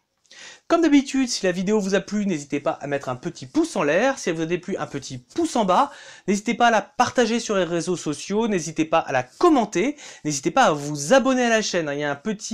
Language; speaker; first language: French; native; French